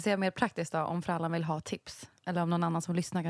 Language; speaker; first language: Swedish; native; Swedish